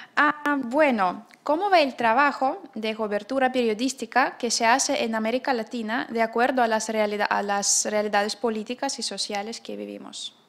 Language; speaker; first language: Spanish; non-native, fluent; Russian